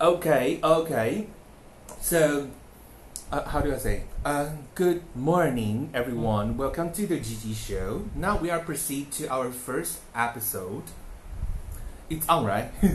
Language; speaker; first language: English; non-native, fluent; Chinese